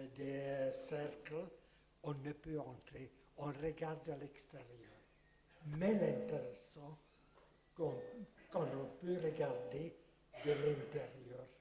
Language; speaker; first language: French; non-native, fluent; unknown